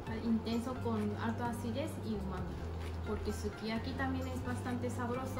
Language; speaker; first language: Spanish; non-native, fluent; Japanese